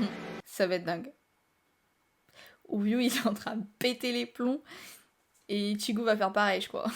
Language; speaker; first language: French; native; French